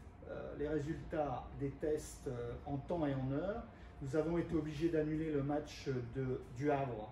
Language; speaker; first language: French; native; French